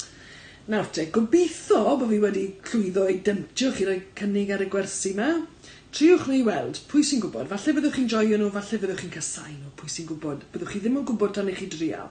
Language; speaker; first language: Welsh; native; Welsh